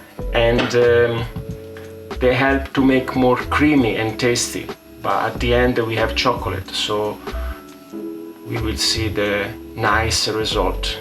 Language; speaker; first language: English; non-native, fluent; Italian